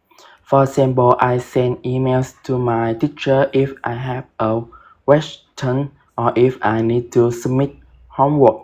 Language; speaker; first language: English; non-native, fluent; Vietnamese